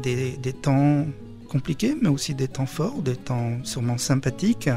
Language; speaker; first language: French; native; French